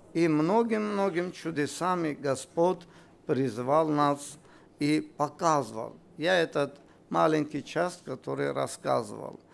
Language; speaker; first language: Russian; non-native, local second language; Armenian